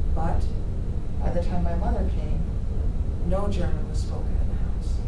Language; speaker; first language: English; native; English